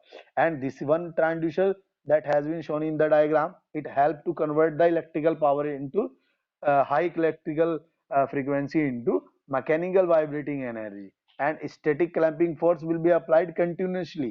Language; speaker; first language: English; non-native, local second language; Hindi